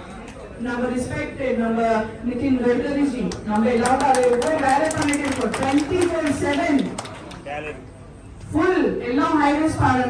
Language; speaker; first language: Tamil; non-native, fluent; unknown